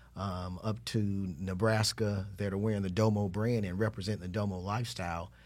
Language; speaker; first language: English; native; English